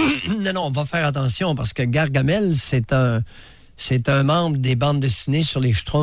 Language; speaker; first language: French; native; French